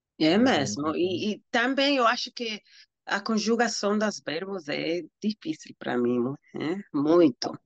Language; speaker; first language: Portuguese; non-native, learner; Spanish